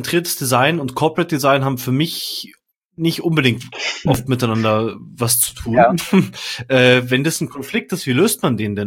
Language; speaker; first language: German; native; German